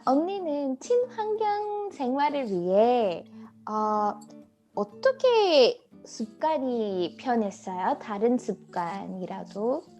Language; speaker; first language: Korean; non-native, fluent; English